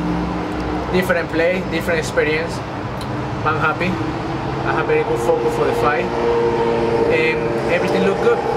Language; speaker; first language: English; non-native, learner; Spanish